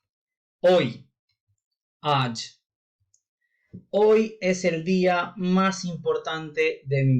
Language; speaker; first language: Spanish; non-native, fluent; Urdu